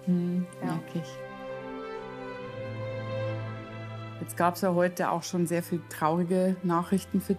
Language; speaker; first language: German; native; German